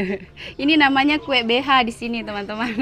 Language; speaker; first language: Indonesian; native; Indonesian